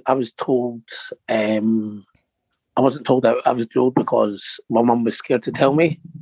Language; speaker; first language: English; native; English